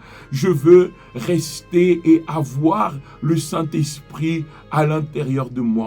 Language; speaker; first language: French; native; French